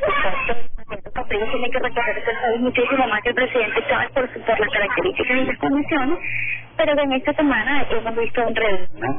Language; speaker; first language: Spanish; native; Spanish